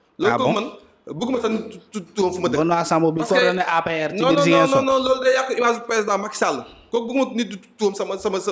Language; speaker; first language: Wolof; non-native, local second language; Jola-Fonyi